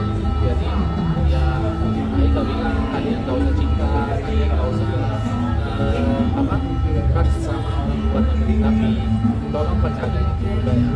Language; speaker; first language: Indonesian; non-native, learner; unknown